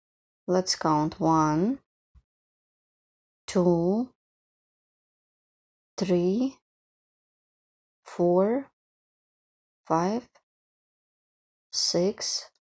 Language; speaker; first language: English; non-native, fluent; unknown